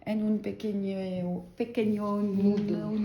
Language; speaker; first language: Spanish; non-native, learner; French